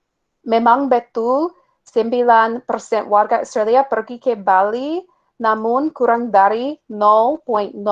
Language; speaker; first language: Indonesian; non-native, fluent; English